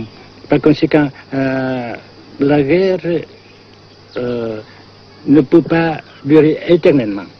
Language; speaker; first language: French; non-native, local second language; Vietnamese